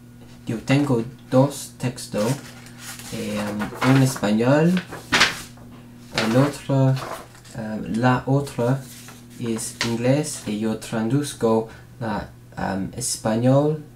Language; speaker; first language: Spanish; non-native, learner; English